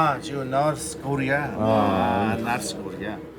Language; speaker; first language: Korean; non-native, fluent; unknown